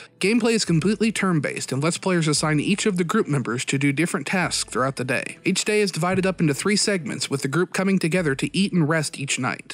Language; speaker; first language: English; native; English